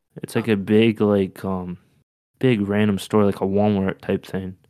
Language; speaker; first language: English; native; English